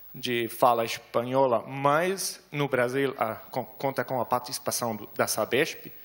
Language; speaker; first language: Portuguese; non-native, fluent; German